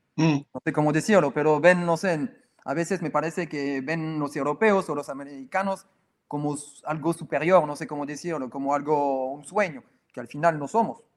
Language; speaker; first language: Spanish; non-native, fluent; French